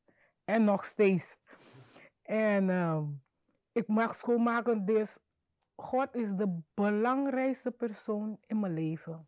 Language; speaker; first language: Dutch; non-native, learner; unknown